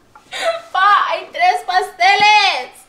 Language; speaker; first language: Spanish; early bilingual, heritage; Spanish